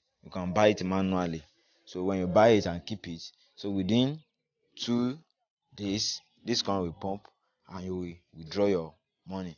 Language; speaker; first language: English; non-native, local second language; Yoruba